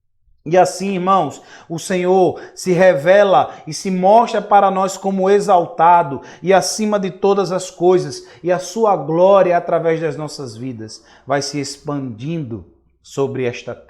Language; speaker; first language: Portuguese; native; Portuguese